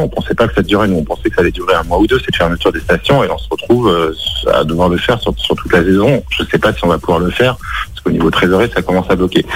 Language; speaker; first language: French; native; French